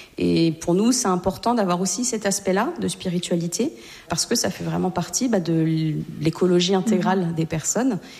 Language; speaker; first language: French; native; French